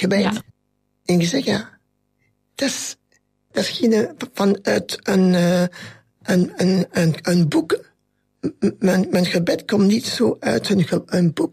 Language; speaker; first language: Dutch; non-native, local second language; French